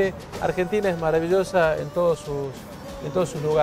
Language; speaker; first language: Spanish; native; Spanish